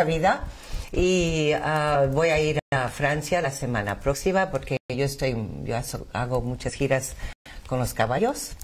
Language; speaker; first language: Spanish; non-native, fluent; English